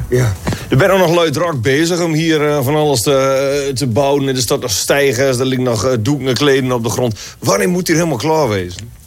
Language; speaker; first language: Dutch; native; Dutch